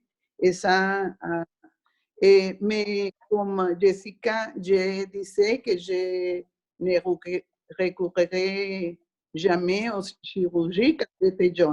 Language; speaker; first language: French; non-native, learner; Spanish